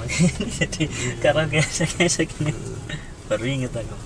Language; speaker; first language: Indonesian; native; Indonesian